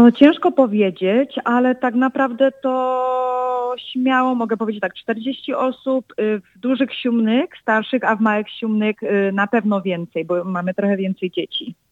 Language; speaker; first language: Polish; early bilingual, heritage; Polish